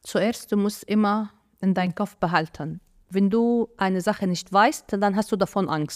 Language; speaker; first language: German; non-native, fluent; Arabic